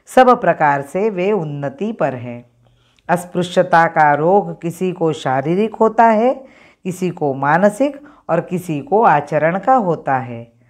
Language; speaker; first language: Hindi; non-native, local second language; Marathi